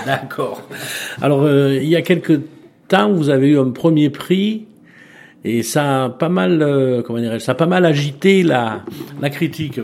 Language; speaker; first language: French; native; French